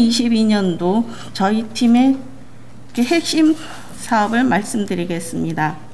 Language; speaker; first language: Korean; native; Korean